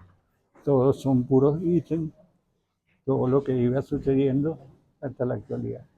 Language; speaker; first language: Spanish; native; Spanish